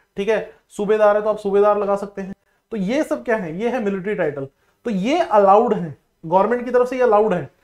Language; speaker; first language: Hindi; non-native, local second language; Punjabi